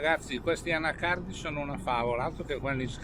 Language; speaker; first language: Italian; native; Italian